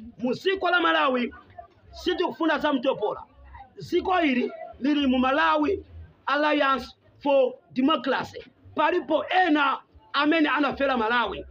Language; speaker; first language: Nyanja; non-native, local second language; Tumbuka